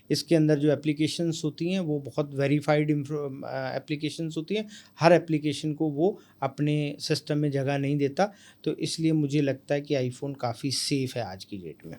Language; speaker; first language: Hindi; non-native, local second language; Punjabi